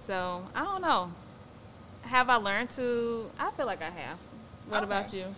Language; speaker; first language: English; native; English